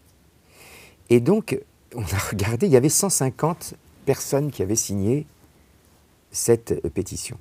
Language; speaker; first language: French; native; French